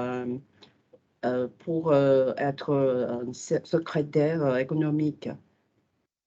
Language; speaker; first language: French; non-native, fluent; Chinese